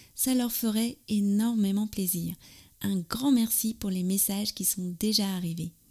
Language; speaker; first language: French; native; French